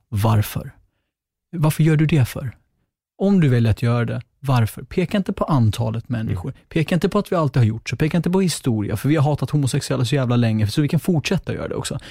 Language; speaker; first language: Swedish; early bilingual, other home language; Kurdish